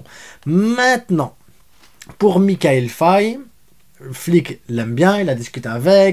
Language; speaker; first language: French; native; French